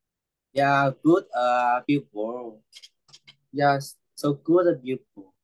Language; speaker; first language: English; non-native, learner; Vietnamese